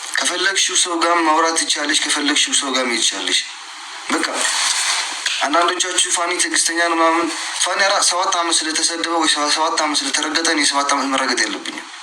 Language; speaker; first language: Amharic; non-native, local second language; Tigrinya